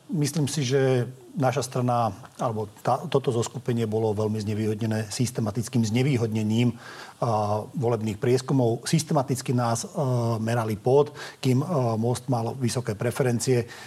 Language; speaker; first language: Slovak; non-native, local second language; Hungarian